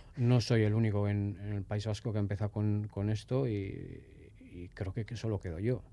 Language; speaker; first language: Spanish; native; Spanish